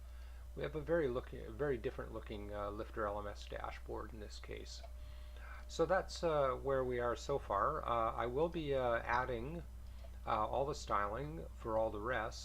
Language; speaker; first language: English; native; English